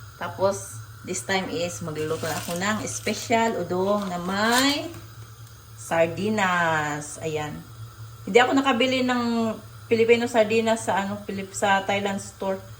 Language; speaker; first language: Filipino; non-native, local second language; Cebuano